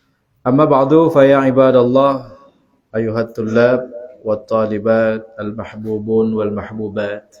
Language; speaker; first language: Arabic; non-native, fluent; Indonesian